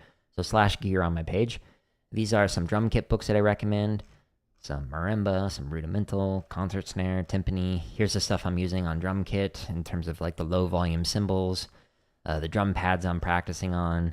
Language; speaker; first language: English; native; English